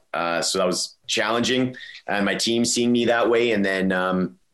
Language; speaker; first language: English; native; English